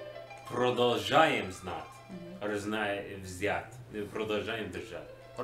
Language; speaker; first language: Russian; non-native, learner; English